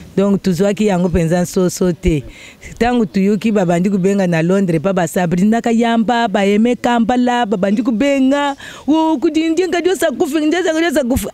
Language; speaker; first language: Lingala; non-native, local second language; Kongo